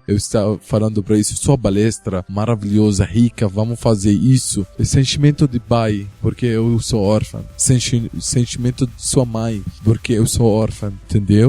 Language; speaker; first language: Portuguese; non-native, learner; Arabic